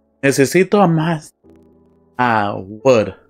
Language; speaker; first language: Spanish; non-native, learner; English